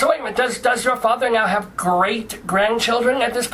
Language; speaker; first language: English; native; English